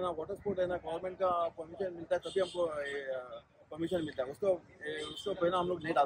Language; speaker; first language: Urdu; non-native, local second language; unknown